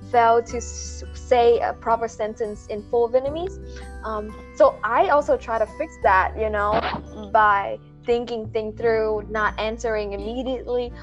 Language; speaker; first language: English; non-native, fluent; Vietnamese